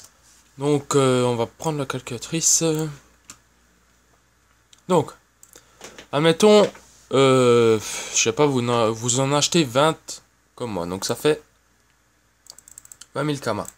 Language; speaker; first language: French; native; French